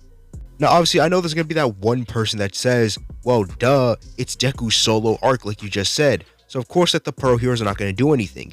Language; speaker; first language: English; native; English